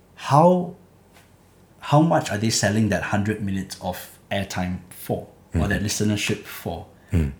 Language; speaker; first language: English; native; English